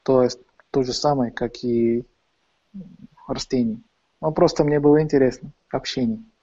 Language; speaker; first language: Russian; non-native, fluent; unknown